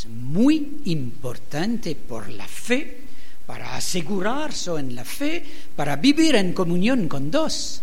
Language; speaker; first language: Spanish; non-native, learner; German